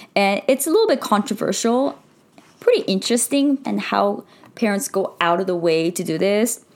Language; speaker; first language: English; early bilingual, heritage; Japanese